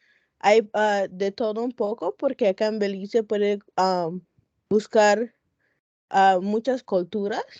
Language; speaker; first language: Spanish; non-native, local second language; English